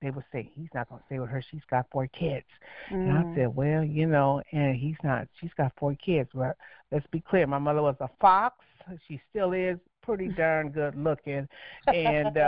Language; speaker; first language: English; native; English